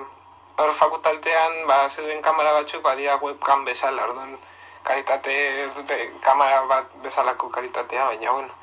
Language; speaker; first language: Basque; non-native, local second language; Spanish